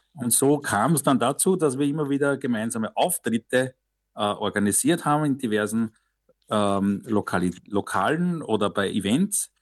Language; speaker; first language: German; native; German